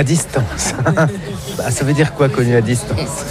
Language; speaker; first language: French; native; French